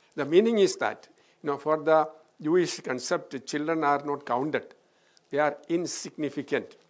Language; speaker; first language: English; non-native, local second language; Malayalam